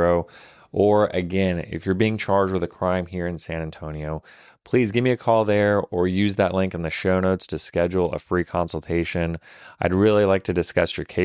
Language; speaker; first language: English; native; English